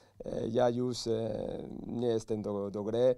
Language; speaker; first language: Polish; non-native, learner; Spanish